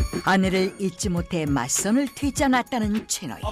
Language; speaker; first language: Korean; native; Korean